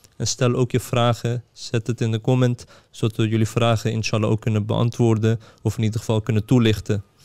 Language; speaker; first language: Dutch; early bilingual, other home language; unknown